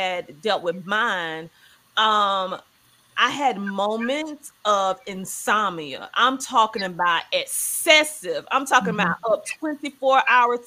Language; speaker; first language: English; native; English